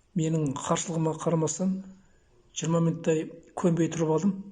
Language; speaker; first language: Kazakh; native; Kazakh